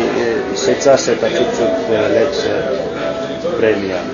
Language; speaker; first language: Russian; non-native, learner; Finnish